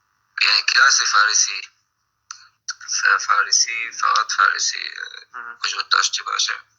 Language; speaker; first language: Persian; non-native, fluent; Arabic